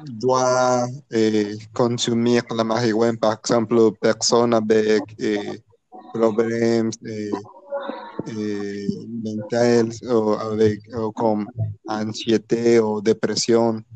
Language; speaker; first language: French; non-native, learner; Spanish